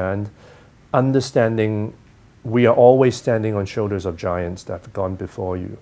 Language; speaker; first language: English; non-native, local second language; Cantonese